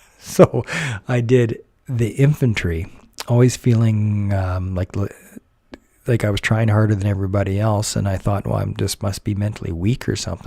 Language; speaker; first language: English; native; English